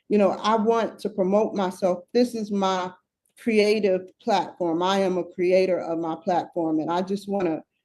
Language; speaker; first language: English; native; English